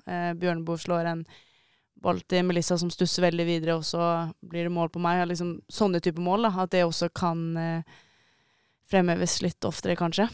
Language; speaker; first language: Norwegian; native; Norwegian